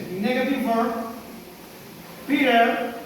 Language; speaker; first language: English; non-native, learner; Spanish